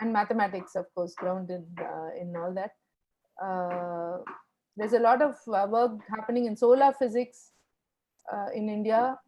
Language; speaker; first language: English; non-native, local second language; Tamil